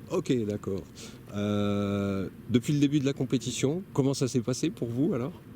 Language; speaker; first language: French; native; French